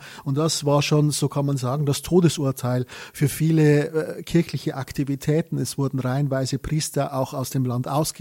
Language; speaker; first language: German; native; German